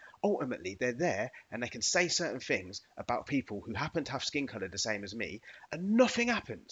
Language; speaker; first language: English; native; English